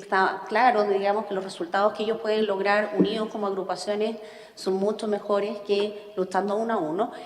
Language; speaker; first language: Spanish; native; Spanish